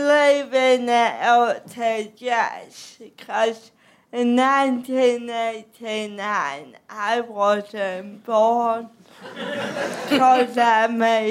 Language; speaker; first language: English; native; English